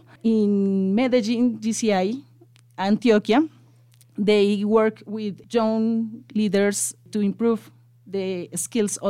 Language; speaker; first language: English; non-native, local second language; Spanish